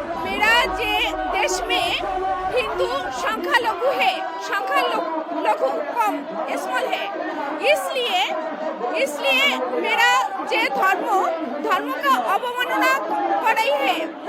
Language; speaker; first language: Hindi; non-native, learner; Bangla